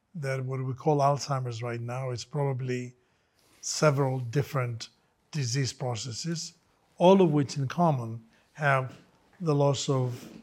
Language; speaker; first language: English; non-native, fluent; Greek